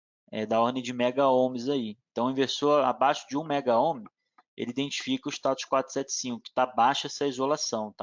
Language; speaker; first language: Portuguese; native; Portuguese